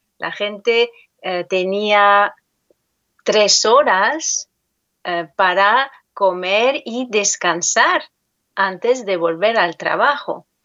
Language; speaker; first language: Spanish; non-native, fluent; French